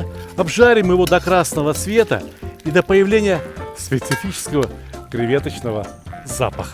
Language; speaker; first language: Russian; native; Russian